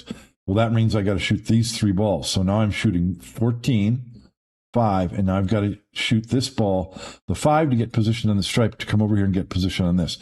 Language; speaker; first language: English; native; English